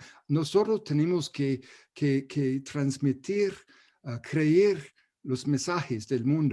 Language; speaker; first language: Spanish; non-native, fluent; English